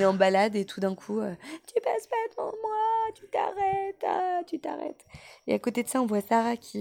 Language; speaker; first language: French; native; French